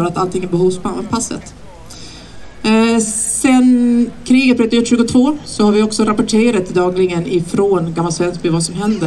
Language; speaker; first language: Swedish; native; Swedish